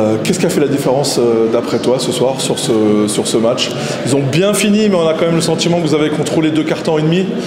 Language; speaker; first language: French; native; French